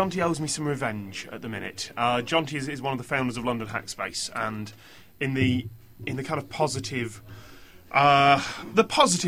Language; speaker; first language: English; native; English